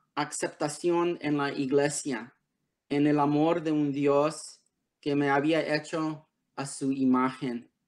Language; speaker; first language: Spanish; early bilingual, heritage; Spanish